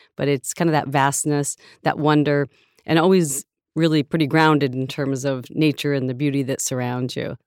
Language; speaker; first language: English; native; English